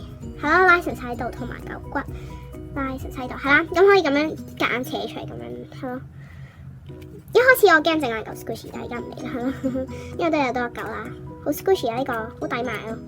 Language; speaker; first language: Cantonese; native; Cantonese